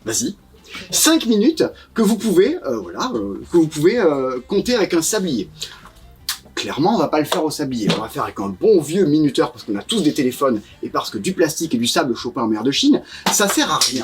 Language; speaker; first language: French; native; French